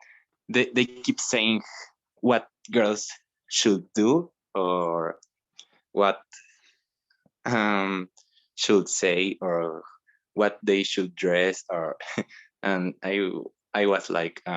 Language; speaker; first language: English; non-native, learner; Spanish